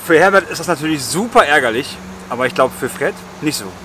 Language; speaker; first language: German; native; German